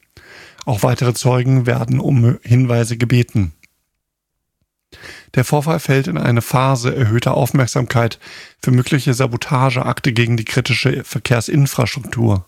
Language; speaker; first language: German; native; German